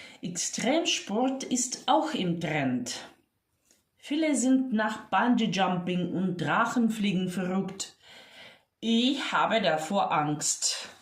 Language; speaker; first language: German; non-native, fluent; Ukrainian